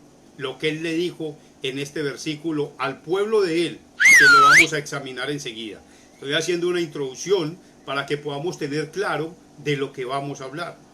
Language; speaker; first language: Spanish; native; Spanish